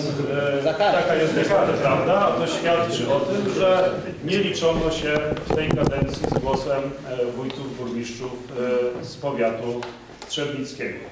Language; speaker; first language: Polish; native; Polish